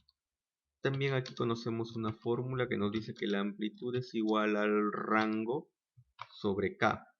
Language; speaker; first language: Spanish; native; Spanish